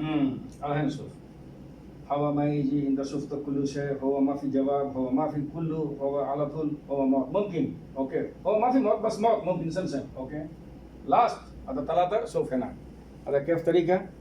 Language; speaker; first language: Arabic; non-native, learner; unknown